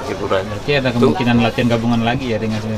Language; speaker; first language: Indonesian; native; Indonesian